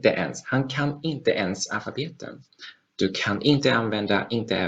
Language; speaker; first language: Swedish; non-native, fluent; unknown